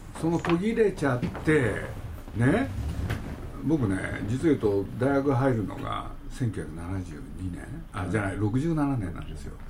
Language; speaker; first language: Japanese; native; Japanese